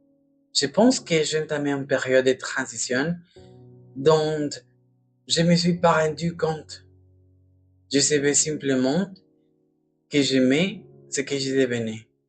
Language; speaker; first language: French; non-native, learner; Spanish